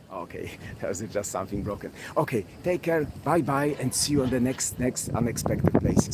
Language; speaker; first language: English; non-native, learner; Polish